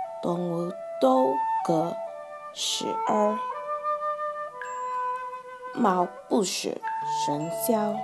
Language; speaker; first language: Chinese; non-native, learner; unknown